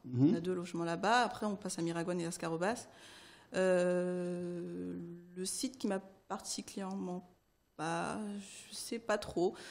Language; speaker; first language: French; early bilingual, other home language; Haitian Creole